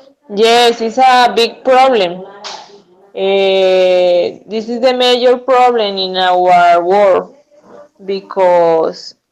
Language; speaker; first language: English; non-native, learner; Spanish